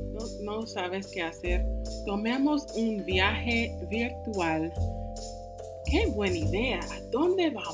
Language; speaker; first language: Spanish; non-native, fluent; English